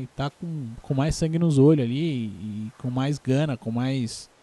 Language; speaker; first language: Portuguese; native; Portuguese